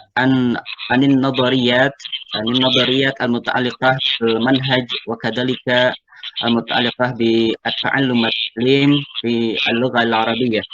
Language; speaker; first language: Arabic; non-native, fluent; Indonesian